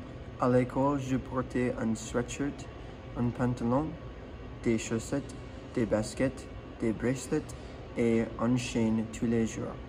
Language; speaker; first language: French; non-native, learner; English